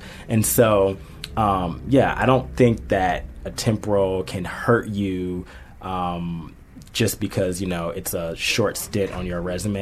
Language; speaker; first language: English; native; English